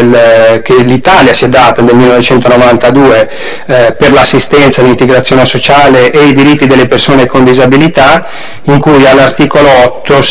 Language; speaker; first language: Italian; native; Italian